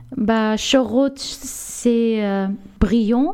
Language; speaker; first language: French; non-native, learner; Armenian